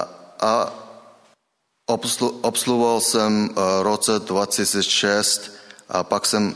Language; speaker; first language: Czech; non-native, learner; Mongolian